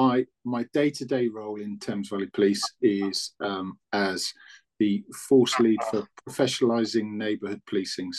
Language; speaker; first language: English; native; English